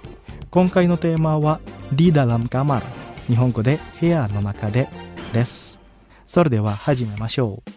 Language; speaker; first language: Japanese; non-native, fluent; Indonesian